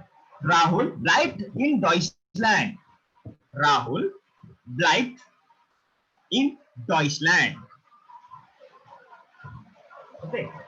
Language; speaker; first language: German; non-native, learner; Hindi